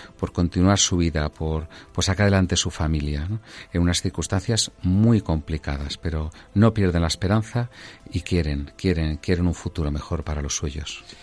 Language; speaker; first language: Spanish; native; Spanish